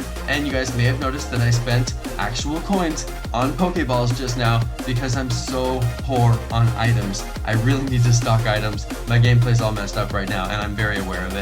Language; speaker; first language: English; native; English